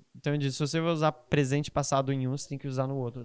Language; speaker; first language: Portuguese; native; Portuguese